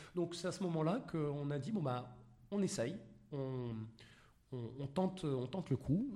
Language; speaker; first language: French; native; French